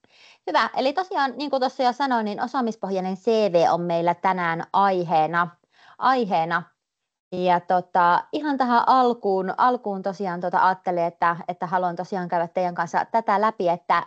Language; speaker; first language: Finnish; native; Finnish